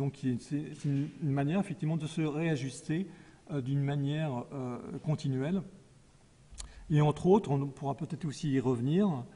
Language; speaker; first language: French; native; French